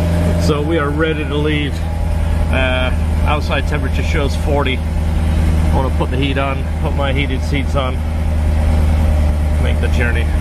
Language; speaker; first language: English; native; English